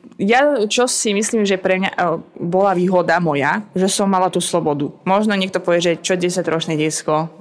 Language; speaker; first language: Slovak; non-native, fluent; Russian